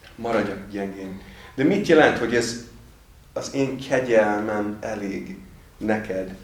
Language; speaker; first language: Hungarian; non-native, fluent; English